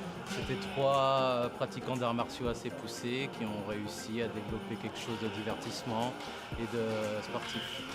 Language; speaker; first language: French; native; French